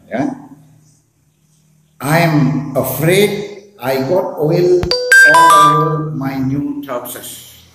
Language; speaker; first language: English; non-native, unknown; Balinese